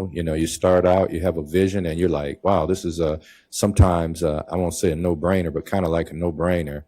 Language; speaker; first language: English; native; English